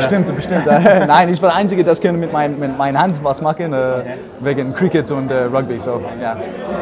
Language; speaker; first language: German; non-native, learner; English